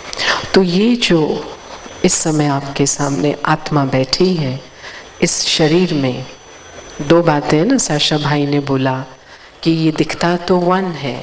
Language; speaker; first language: Hindi; native; Hindi